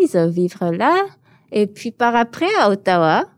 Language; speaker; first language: French; early bilingual, other home language; Korean